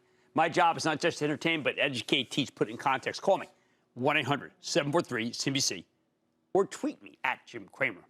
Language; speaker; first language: English; native; English